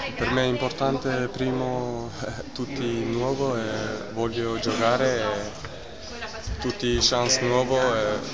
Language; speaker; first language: Italian; non-native, learner; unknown